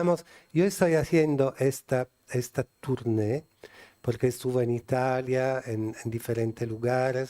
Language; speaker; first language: Spanish; non-native, fluent; Italian